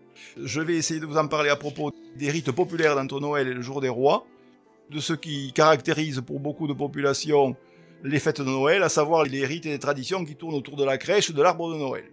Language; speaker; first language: French; native; French